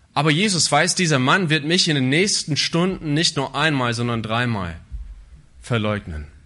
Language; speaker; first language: German; native; German